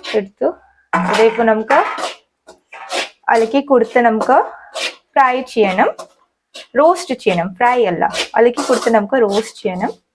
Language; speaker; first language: Malayalam; native; Malayalam